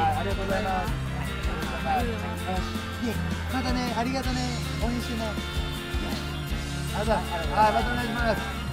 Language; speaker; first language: Japanese; native; Japanese